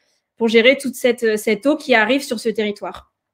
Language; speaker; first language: French; native; French